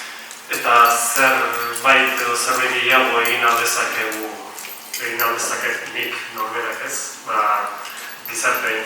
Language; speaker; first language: Basque; native; Basque